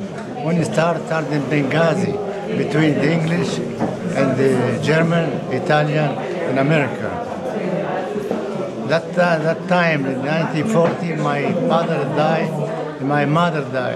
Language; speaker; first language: English; non-native, learner; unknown